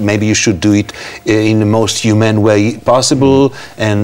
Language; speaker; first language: English; non-native, fluent; Hebrew